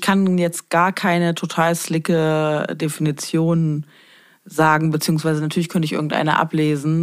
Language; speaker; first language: German; native; German